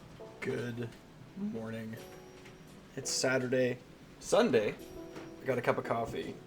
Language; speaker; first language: English; native; English